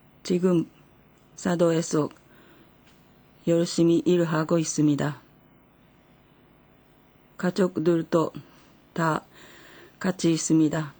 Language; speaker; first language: Korean; non-native, fluent; Japanese